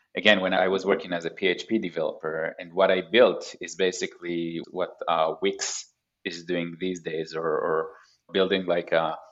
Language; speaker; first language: English; non-native, fluent; Hebrew